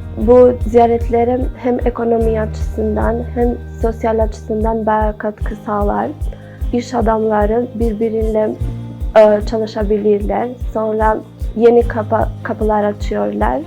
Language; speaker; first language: Turkish; non-native, learner; Albanian